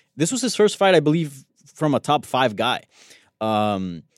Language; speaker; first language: English; early bilingual, other home language; Spanish